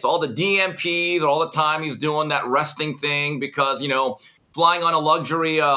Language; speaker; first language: English; native; English